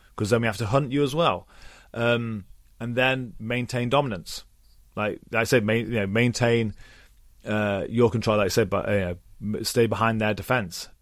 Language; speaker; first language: English; native; English